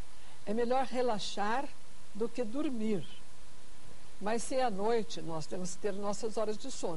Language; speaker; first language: Portuguese; native; Portuguese